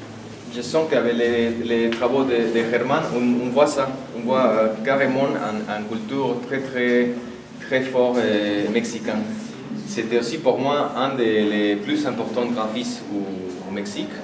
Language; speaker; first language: French; non-native, fluent; Spanish